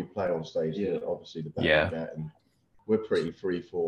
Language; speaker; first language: English; native; English